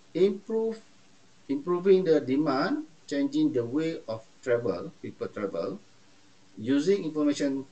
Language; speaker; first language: English; non-native, local second language; Malay